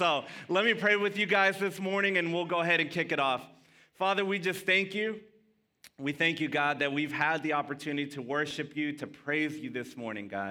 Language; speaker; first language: English; early bilingual, other home language; Spanish